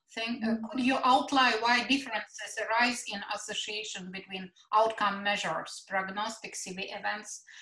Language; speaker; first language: English; non-native, fluent; Latvian